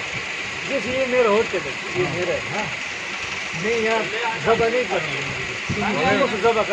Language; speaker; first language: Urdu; non-native, local second language; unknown